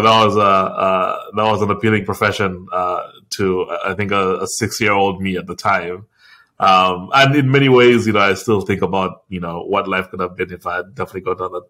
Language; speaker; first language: English; non-native, local second language; Ganda